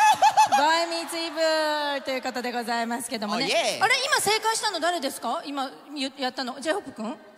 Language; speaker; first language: Japanese; native; Japanese